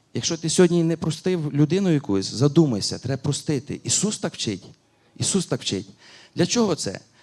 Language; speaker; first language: Ukrainian; native; Ukrainian